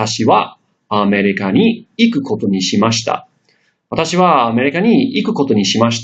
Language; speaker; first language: Japanese; non-native, fluent; English